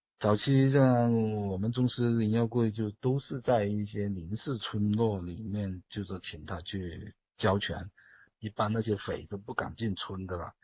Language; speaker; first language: Chinese; native; Chinese